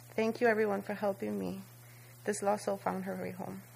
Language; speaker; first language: English; non-native, fluent; Spanish